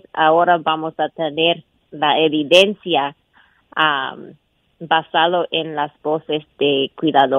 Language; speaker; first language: Spanish; non-native, fluent; English